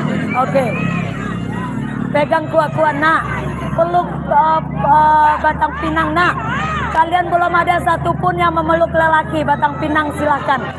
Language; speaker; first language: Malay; non-native, local second language; Minangkabau